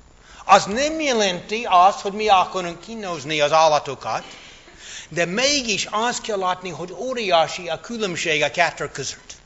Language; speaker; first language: Hungarian; non-native, fluent; English